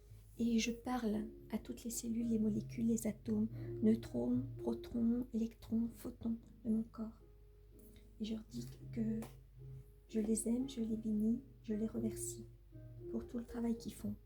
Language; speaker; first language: French; native; French